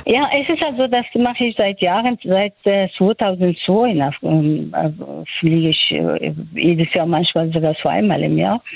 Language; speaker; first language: German; non-native, fluent; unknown